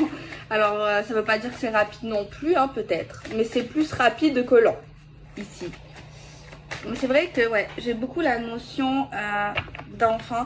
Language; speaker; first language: French; native; French